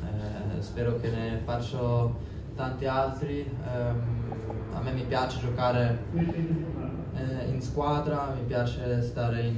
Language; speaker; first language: Italian; non-native, local second language; German